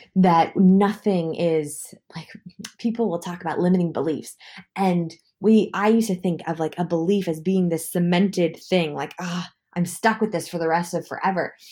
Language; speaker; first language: English; native; English